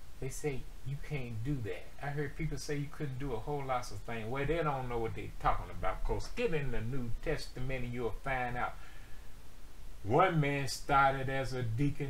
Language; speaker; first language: English; native; English